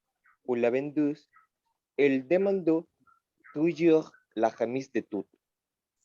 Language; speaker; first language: French; non-native, learner; Spanish